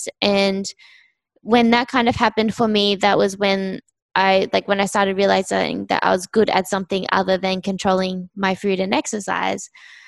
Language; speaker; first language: English; native; English